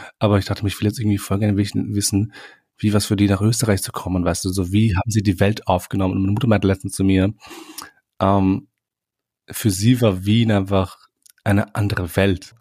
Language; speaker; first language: German; early bilingual, other home language; Albanian